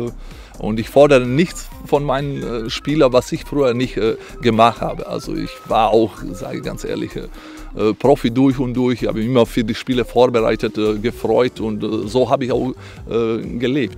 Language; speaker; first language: German; non-native, fluent; Croatian